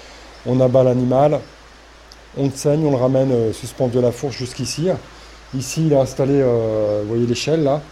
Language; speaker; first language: French; native; French